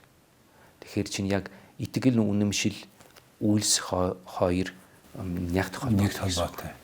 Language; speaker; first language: Mongolian; non-native, fluent; Italian